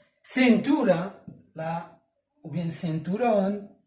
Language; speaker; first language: Spanish; non-native, fluent; Arabic